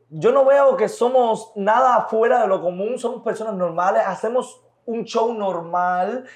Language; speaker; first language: Spanish; native; Spanish